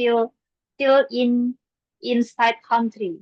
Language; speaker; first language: English; non-native, learner; Indonesian